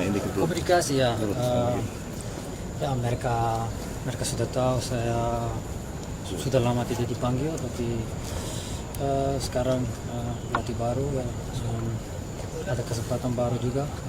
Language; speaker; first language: Indonesian; non-native, fluent; Dutch